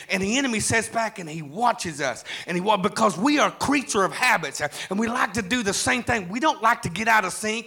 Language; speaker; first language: English; native; English